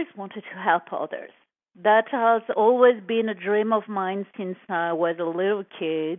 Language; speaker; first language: English; non-native, fluent; French